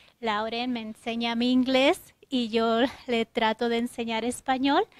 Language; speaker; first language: Spanish; native; Spanish